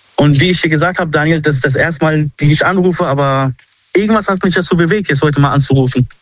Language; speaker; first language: German; early bilingual, other home language; Arabic